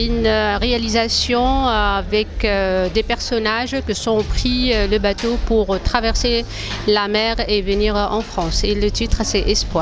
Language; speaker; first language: French; non-native, local second language; Arabic